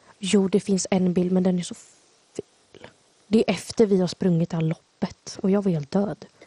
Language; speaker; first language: Swedish; native; Swedish